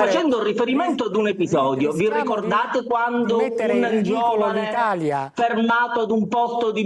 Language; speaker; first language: Italian; native; Italian